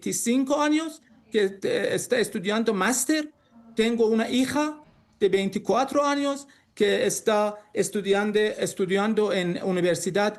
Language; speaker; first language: Spanish; non-native, learner; Persian